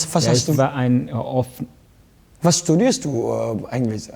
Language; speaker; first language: German; non-native, learner; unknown